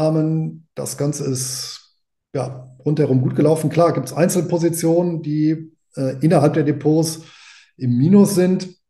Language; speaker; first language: German; native; German